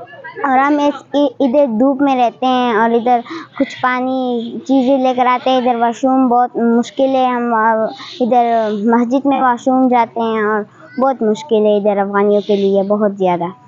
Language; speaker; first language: Hindi; non-native, learner; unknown